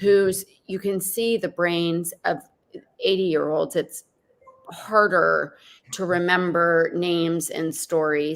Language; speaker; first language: English; native; English